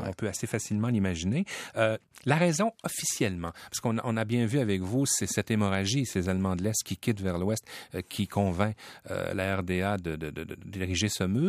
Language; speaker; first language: French; native; French